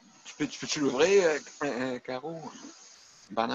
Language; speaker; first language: French; native; French